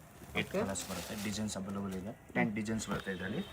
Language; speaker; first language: Kannada; non-native, local second language; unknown